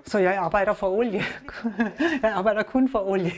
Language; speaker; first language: Danish; non-native, learner; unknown